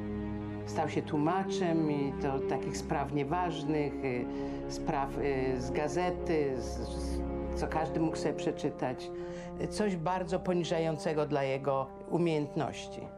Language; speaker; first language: Polish; native; Polish